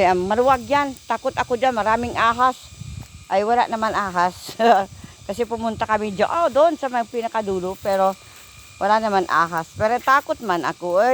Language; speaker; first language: Filipino; non-native, local second language; Iloko